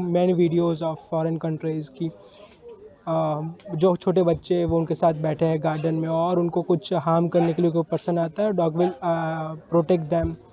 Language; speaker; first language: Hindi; non-native, local second language; Gujarati